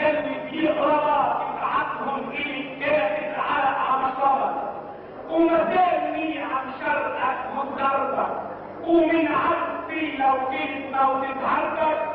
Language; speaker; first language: Arabic; native; Arabic